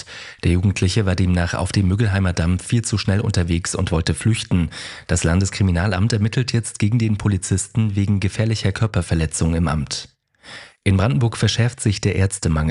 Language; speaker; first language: German; native; German